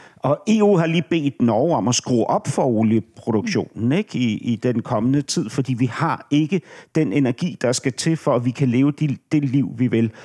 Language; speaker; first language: Danish; native; Danish